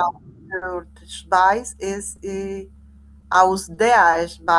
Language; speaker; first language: German; non-native, learner; Spanish